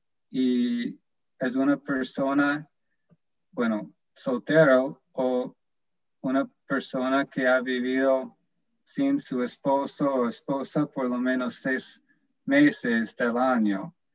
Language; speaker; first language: Spanish; non-native, fluent; English